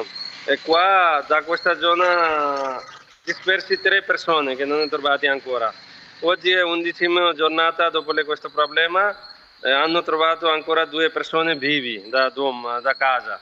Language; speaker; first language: Italian; non-native, fluent; Nepali